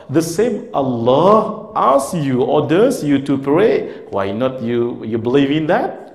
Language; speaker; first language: English; non-native, local second language; Malay